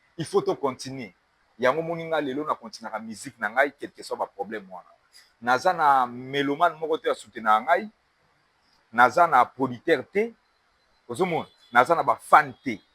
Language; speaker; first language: Lingala; native; Lingala